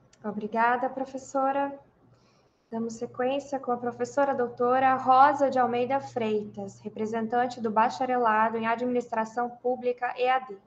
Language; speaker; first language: Portuguese; native; Portuguese